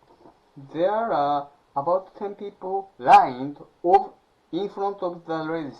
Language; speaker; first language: English; non-native, learner; Japanese